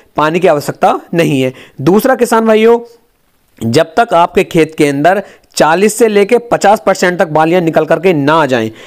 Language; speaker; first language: Hindi; native; Hindi